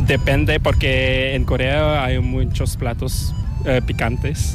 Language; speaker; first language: Spanish; non-native, learner; Korean